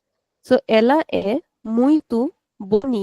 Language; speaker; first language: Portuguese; non-native, fluent; Hindi